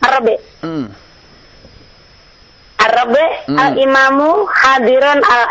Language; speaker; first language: Arabic; non-native, learner; Indonesian